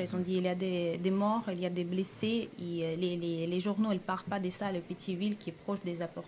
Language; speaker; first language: French; non-native, fluent; Russian